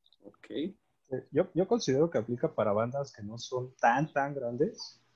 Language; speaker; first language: Spanish; native; Spanish